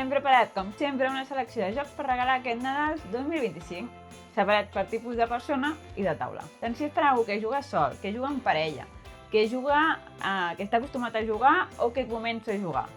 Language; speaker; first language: Catalan; native; Catalan